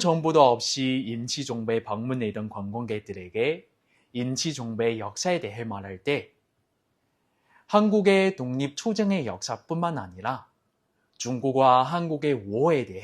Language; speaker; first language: Korean; non-native, fluent; Chinese